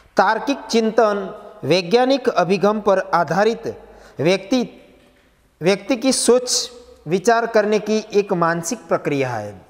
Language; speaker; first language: Hindi; non-native, local second language; Gujarati